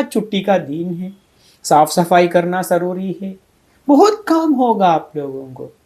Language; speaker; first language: Hindi; non-native, fluent; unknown